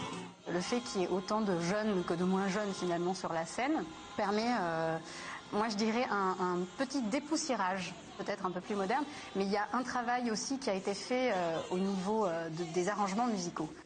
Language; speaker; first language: French; native; French